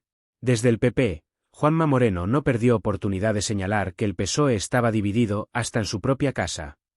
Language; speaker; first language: Spanish; native; Spanish